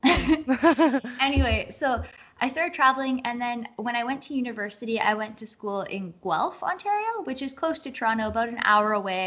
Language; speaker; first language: English; native; English